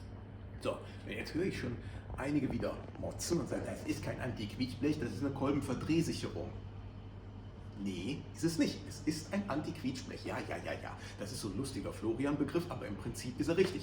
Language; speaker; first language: German; native; German